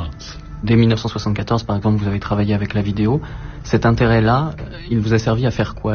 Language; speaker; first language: French; native; French